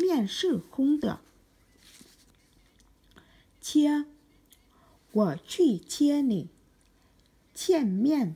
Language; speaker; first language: Chinese; non-native, learner; Vietnamese